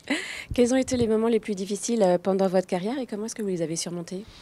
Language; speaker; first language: French; native; French